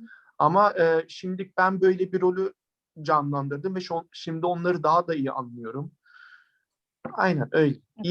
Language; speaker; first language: Turkish; early bilingual, heritage; Turkish